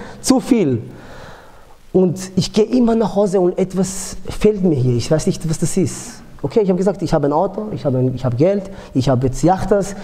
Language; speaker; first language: German; early bilingual, other home language; Georgian